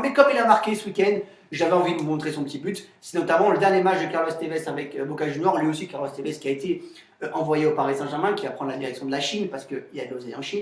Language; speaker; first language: French; native; French